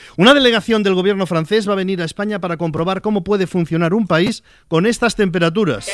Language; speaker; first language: Spanish; native; Spanish